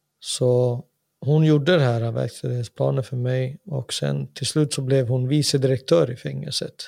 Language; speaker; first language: Swedish; native; Swedish